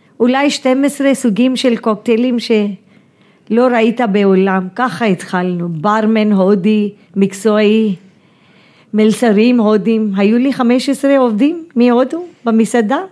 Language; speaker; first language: Hebrew; non-native, fluent; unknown